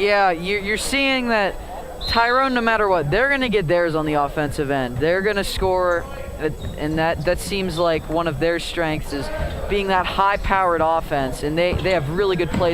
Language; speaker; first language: English; native; English